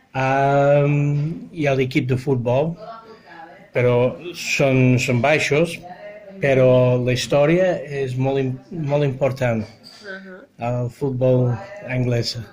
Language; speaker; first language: Catalan; non-native, fluent; English